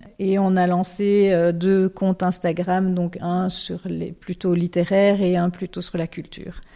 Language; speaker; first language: French; native; French